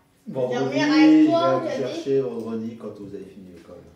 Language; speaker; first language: French; native; French